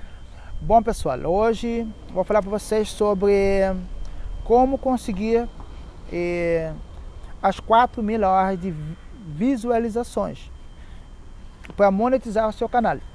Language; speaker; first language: Portuguese; non-native, local second language; Kabuverdianu